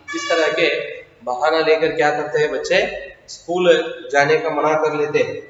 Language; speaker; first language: Hindi; non-native, local second language; Kannada